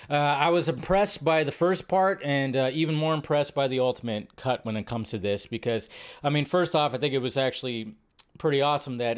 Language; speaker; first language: English; native; English